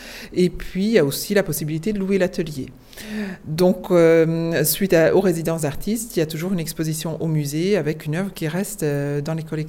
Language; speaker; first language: French; native; French